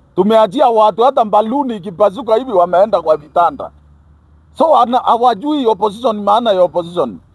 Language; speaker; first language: Swahili; non-native, local second language; Kikuyu